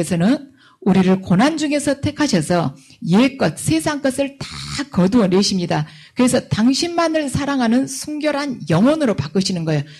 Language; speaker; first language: Korean; native; Korean